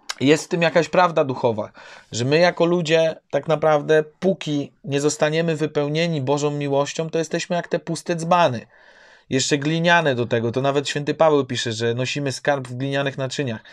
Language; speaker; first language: Polish; native; Polish